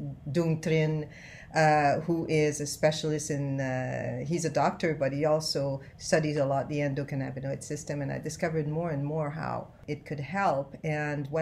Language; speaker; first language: English; non-native, fluent; French